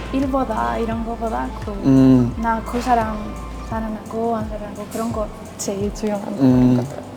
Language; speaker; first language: Korean; non-native, learner; Spanish